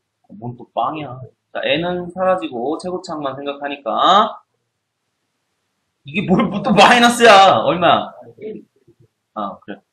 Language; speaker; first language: Korean; native; Korean